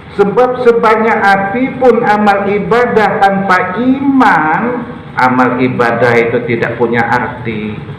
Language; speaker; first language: Malay; non-native, local second language; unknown